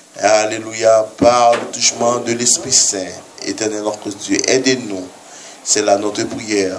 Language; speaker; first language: French; non-native, local second language; Haitian Creole